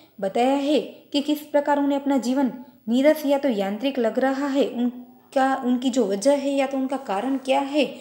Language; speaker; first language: Hindi; non-native, local second language; Gujarati